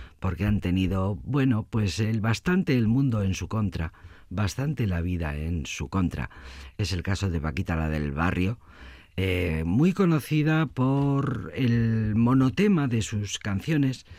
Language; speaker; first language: Spanish; native; Spanish